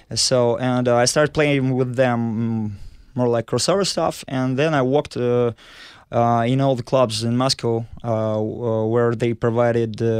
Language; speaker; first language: English; non-native, fluent; Russian